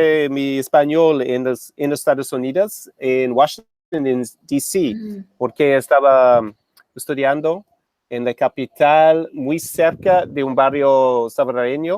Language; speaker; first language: Spanish; non-native, fluent; English